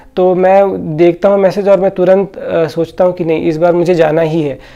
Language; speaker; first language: Hindi; non-native, local second language; Odia